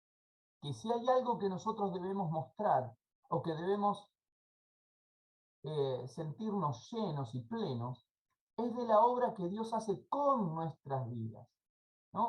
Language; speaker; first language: Spanish; native; Spanish